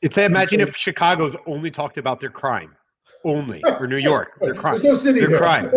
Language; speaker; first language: English; native; English